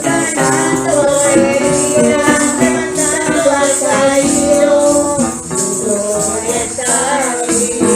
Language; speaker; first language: Spanish; native; Spanish